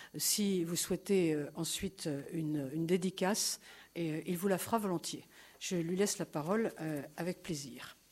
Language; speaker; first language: French; native; French